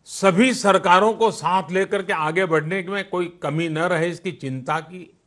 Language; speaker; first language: Hindi; non-native, local second language; Gujarati